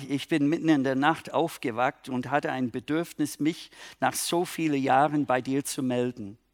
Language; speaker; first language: German; non-native, fluent; English